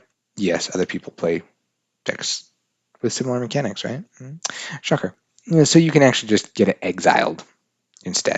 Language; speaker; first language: English; native; English